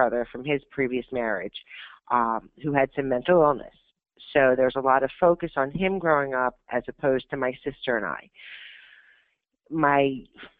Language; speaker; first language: English; native; English